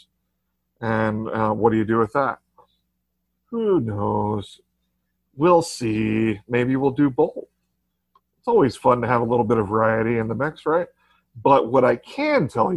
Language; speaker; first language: English; native; English